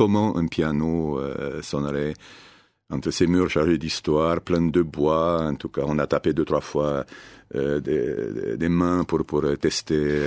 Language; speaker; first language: French; non-native, fluent; Romanian